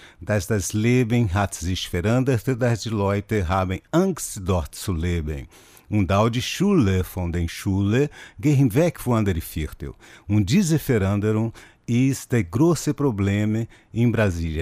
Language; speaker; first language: German; non-native, fluent; Portuguese